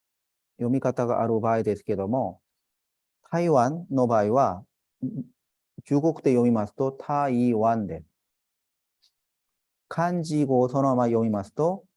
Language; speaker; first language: Japanese; non-native, fluent; Korean